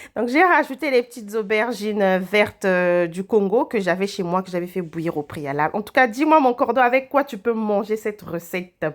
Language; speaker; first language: French; non-native, local second language; Lingala